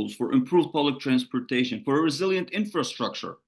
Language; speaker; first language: English; non-native, fluent; Arabic